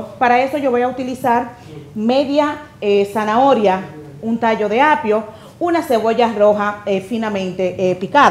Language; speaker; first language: Spanish; native; Spanish